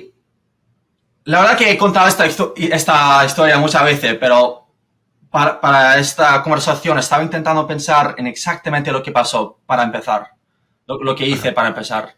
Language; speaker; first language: Spanish; non-native, fluent; English